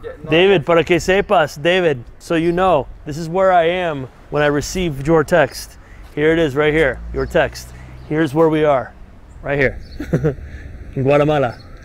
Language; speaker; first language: English; native; English